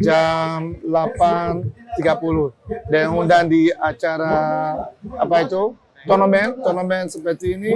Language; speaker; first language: Indonesian; non-native, fluent; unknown